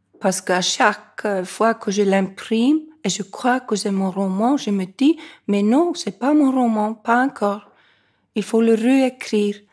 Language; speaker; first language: French; non-native, fluent; Icelandic